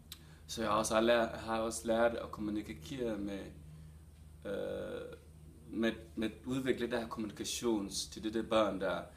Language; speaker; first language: Danish; non-native, fluent; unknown